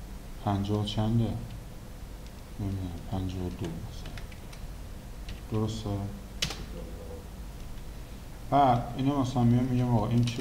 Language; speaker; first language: Persian; native; Persian